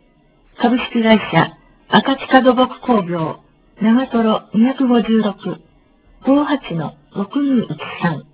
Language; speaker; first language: Japanese; native; Japanese